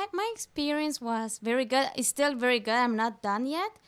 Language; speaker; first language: English; non-native, fluent; Spanish